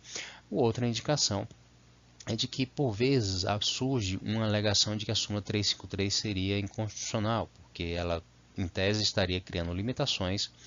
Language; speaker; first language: Portuguese; native; Portuguese